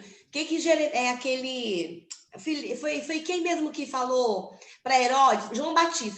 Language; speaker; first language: Portuguese; native; Portuguese